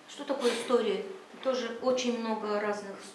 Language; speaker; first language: Russian; native; Russian